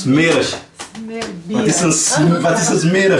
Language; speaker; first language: Dutch; non-native, learner; Portuguese